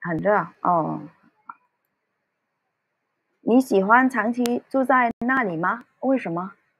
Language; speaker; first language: Chinese; early bilingual, heritage; Cantonese